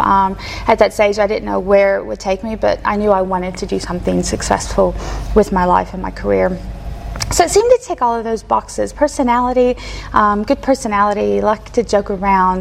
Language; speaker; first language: English; native; English